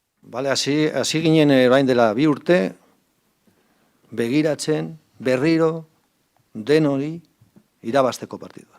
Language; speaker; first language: Basque; non-native, local second language; Spanish